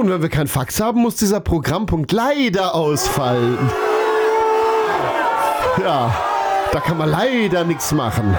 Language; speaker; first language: German; native; German